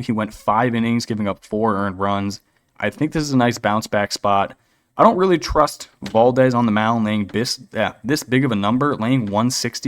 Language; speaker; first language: English; native; English